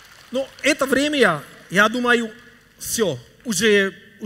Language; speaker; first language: Russian; non-native, learner; Hungarian